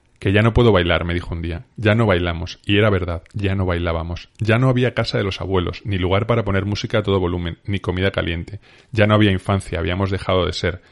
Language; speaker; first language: Spanish; native; Spanish